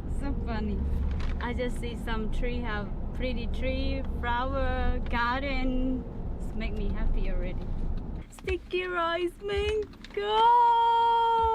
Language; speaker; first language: English; non-native, learner; Thai